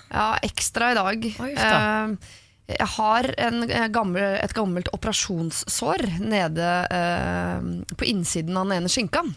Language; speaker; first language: Norwegian; native; Norwegian